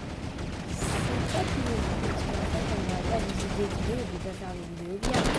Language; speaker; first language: French; native; French